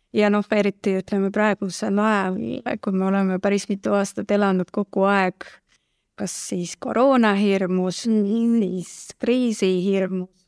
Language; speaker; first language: Estonian; non-native, local second language; Russian